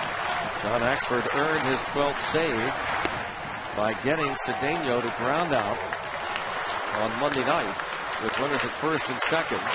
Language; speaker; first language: English; native; English